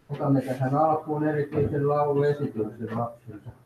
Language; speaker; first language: Finnish; native; Finnish